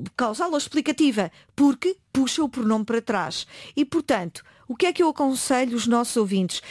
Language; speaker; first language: Portuguese; native; Portuguese